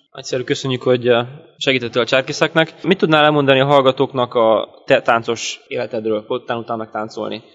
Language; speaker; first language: Hungarian; early bilingual, heritage; Hungarian